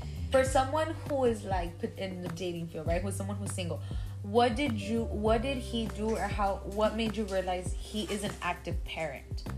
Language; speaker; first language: English; early bilingual, other home language; Spanish